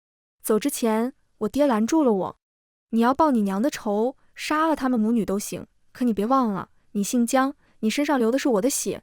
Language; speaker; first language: Chinese; native; Chinese